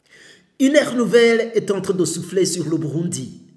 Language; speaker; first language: French; non-native, local second language; Rundi